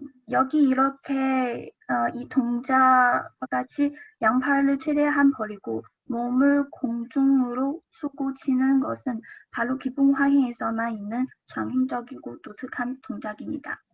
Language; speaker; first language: Korean; non-native, fluent; Chinese